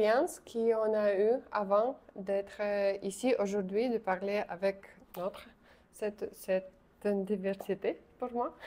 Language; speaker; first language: French; non-native, learner; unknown